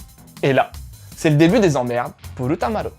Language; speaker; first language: French; native; French